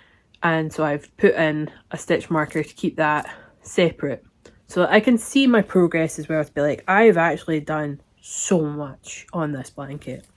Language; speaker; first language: English; native; English